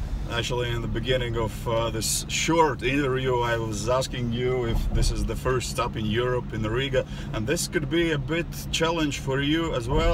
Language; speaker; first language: English; non-native, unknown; Latvian